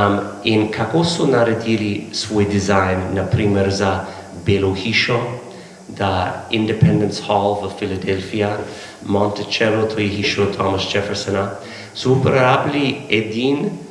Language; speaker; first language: Slovenian; non-native, learner; English